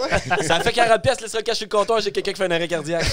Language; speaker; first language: French; native; French